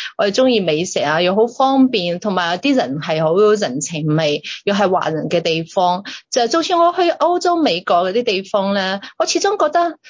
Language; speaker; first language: Cantonese; non-native, local second language; Chinese